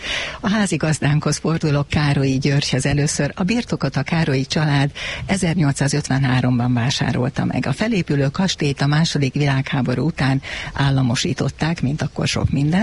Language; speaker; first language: Hungarian; native; Hungarian